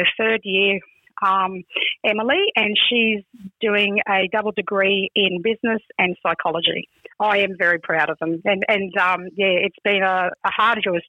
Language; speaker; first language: English; native; English